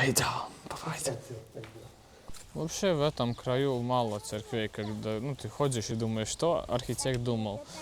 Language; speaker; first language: Russian; non-native, local second language; Latvian